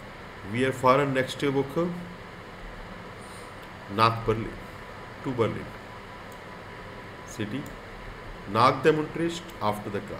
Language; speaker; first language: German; non-native, learner; Hindi